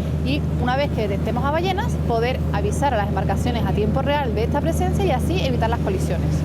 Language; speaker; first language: Spanish; native; Spanish